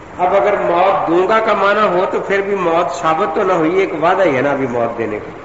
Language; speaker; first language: Urdu; non-native, local second language; Punjabi